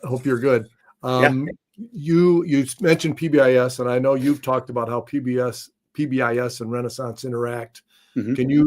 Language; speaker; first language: English; native; English